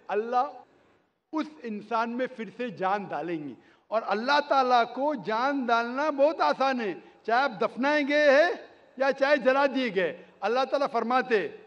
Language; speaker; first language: Hindi; non-native, local second language; Konkani